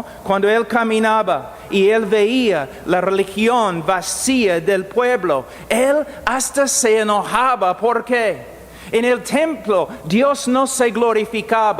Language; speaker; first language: Spanish; non-native, fluent; English